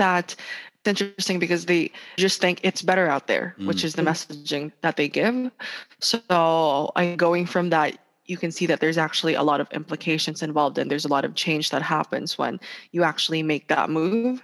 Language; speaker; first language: English; non-native, local second language; Hiligaynon